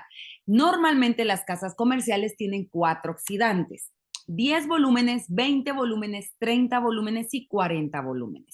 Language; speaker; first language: Spanish; native; Spanish